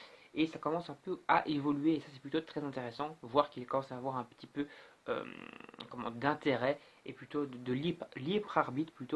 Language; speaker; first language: French; native; French